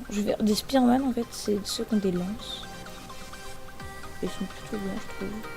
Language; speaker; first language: French; native; French